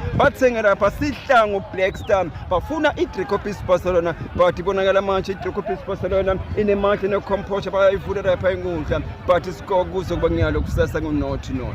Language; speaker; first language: Zulu; non-native, local second language; Swati